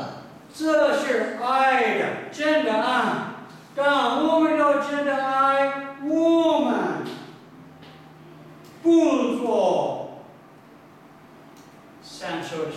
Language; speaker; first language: Chinese; non-native, learner; English